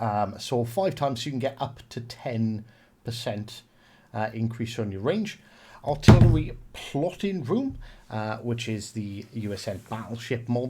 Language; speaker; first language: English; native; English